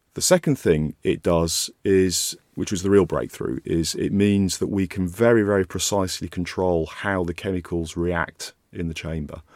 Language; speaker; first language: English; native; English